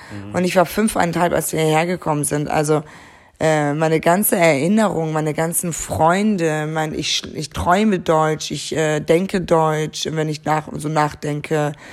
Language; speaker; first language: German; early bilingual, other home language; Persian